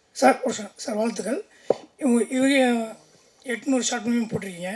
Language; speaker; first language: Tamil; native; Tamil